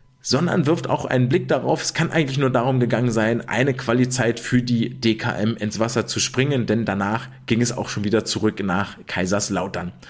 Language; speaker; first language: German; native; German